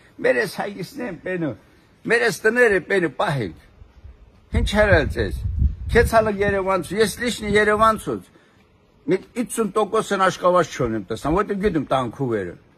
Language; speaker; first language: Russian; non-native, local second language; Armenian